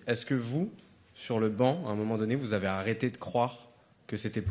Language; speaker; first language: French; native; French